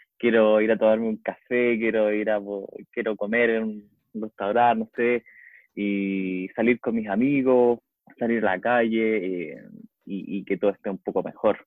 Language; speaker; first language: Spanish; native; Spanish